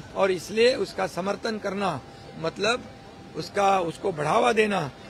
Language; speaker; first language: Hindi; non-native, local second language; Marathi